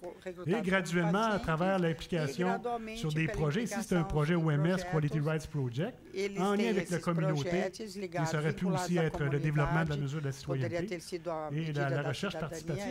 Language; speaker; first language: French; native; French